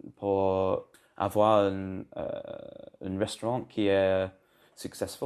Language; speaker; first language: French; non-native, learner; English